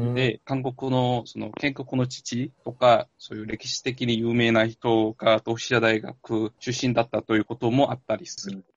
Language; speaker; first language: Japanese; non-native, fluent; Korean